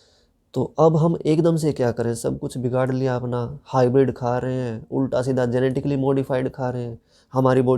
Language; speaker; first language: Hindi; native; Hindi